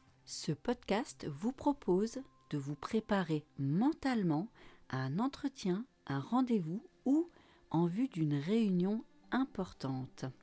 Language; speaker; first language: French; native; French